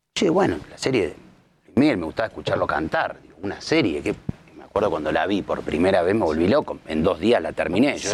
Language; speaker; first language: Spanish; native; Spanish